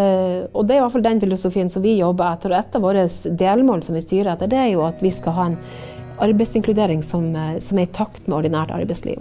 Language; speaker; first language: Norwegian; native; Norwegian